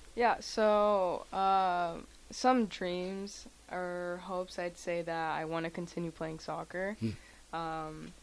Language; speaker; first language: English; early bilingual, other home language; Spanish